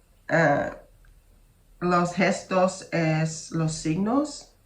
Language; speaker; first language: Spanish; non-native, learner; English